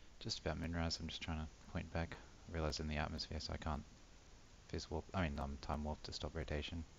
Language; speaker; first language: English; native; English